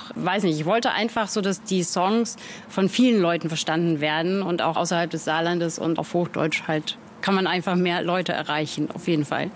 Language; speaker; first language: German; native; German